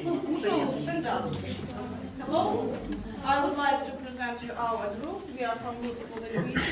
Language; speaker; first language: English; non-native, learner; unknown